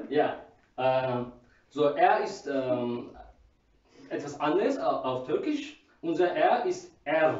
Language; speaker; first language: German; non-native, learner; Turkish